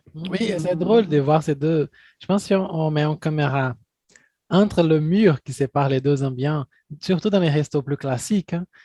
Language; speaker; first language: French; non-native, fluent; Portuguese